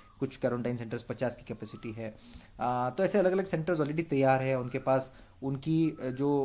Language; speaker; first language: Hindi; non-native, local second language; Marathi